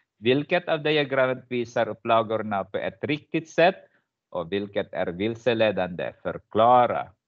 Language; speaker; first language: Swedish; non-native, fluent; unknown